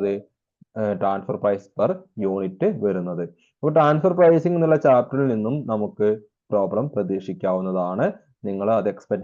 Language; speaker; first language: Malayalam; native; Malayalam